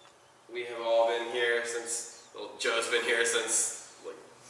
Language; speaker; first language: English; native; English